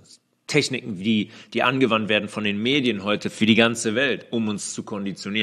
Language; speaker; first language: German; native; German